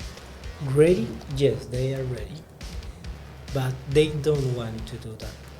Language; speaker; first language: English; non-native, learner; Spanish